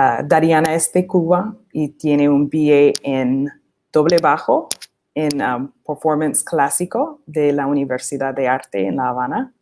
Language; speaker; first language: Spanish; non-native, fluent; English